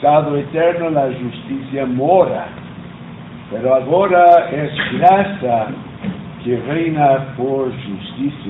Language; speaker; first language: Spanish; non-native, learner; Portuguese